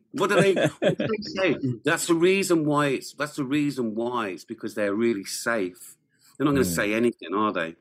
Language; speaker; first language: English; native; English